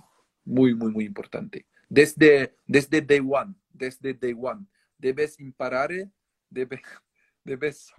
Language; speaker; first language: Spanish; non-native, fluent; French